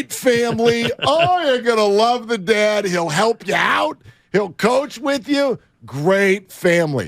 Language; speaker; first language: English; native; English